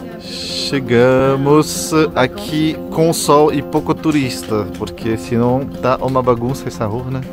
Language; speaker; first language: Portuguese; non-native, fluent; French